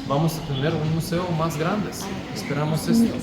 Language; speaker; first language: Spanish; non-native, learner; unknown